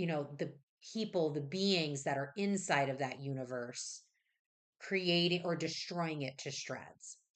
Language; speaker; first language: English; native; English